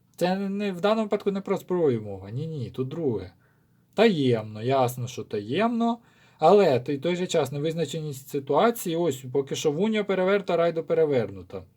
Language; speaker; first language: Ukrainian; non-native, local second language; Russian